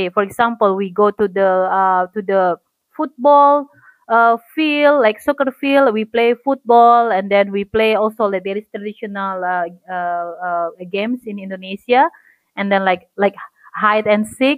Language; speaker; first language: English; non-native, fluent; Indonesian